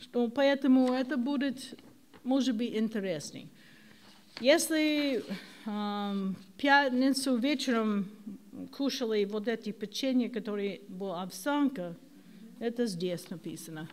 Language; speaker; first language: Russian; non-native, learner; English